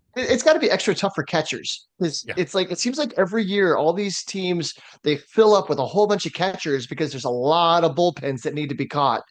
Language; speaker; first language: English; native; English